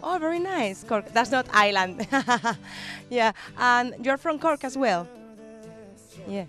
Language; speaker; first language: English; non-native, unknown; Spanish